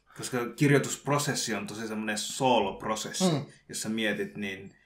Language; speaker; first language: Finnish; early bilingual, other home language; Bangla